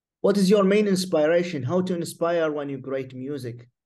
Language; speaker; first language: English; non-native, fluent; Arabic